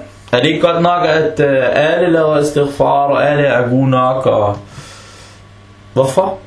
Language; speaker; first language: Danish; early bilingual, other home language; Arabic